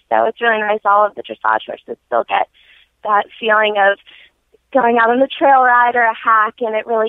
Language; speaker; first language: English; native; English